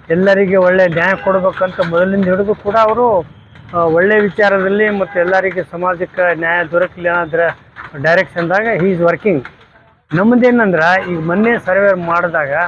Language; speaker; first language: Kannada; non-native, local second language; Lambadi